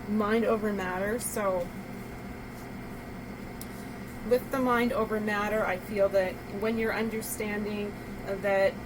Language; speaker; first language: English; native; English